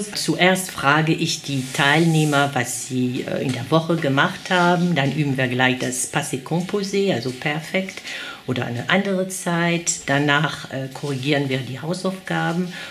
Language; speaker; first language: German; non-native, fluent; French